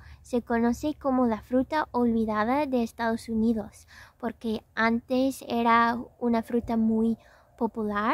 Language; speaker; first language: Spanish; non-native, fluent; English